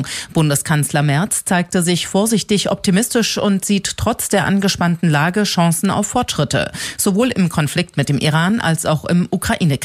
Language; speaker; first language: German; native; German